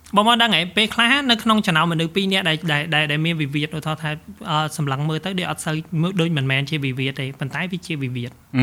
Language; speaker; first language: Khmer; native; Khmer